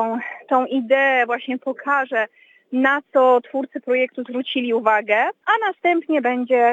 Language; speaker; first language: Polish; native; Polish